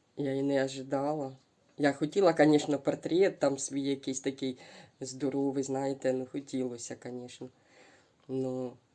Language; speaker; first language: Ukrainian; non-native, local second language; Russian